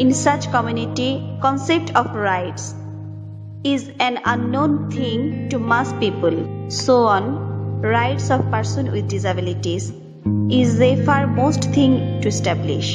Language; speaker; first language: English; non-native, local second language; Bangla